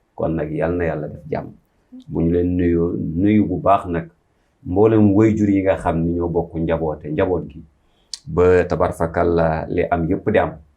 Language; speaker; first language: Wolof; native; Wolof